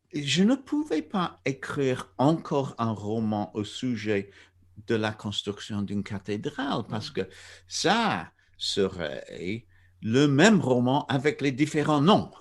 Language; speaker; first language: French; non-native, fluent; English